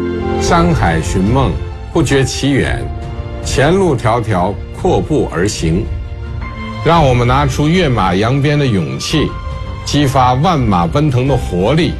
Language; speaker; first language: Chinese; native; Chinese